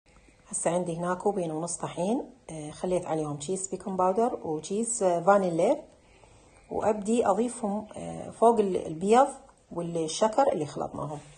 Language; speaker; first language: Arabic; native; Arabic